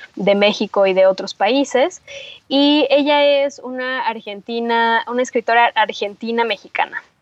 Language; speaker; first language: Spanish; native; Spanish